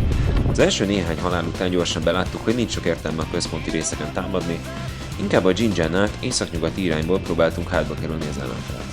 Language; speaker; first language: Hungarian; native; Hungarian